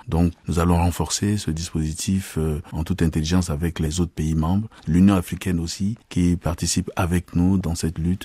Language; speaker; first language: French; non-native, local second language; Sango